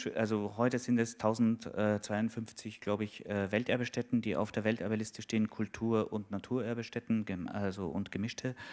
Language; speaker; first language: German; native; German